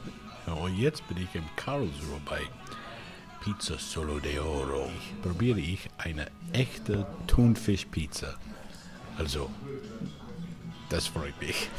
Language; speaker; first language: German; non-native, learner; English